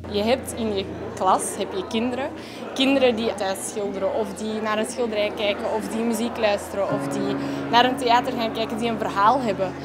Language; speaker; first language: Dutch; native; Dutch